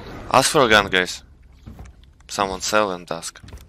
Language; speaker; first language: English; non-native, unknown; Russian